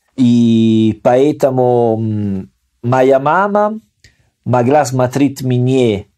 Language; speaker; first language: Russian; non-native, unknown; Italian